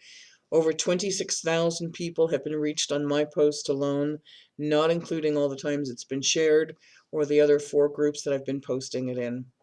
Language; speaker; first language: English; native; English